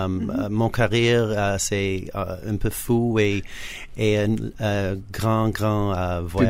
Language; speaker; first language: French; non-native, learner; English